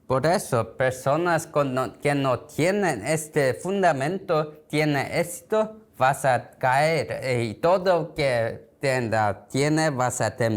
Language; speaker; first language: Spanish; non-native, learner; Korean